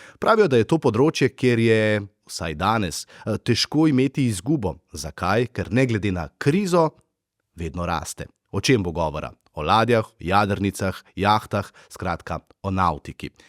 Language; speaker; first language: Slovenian; native; Slovenian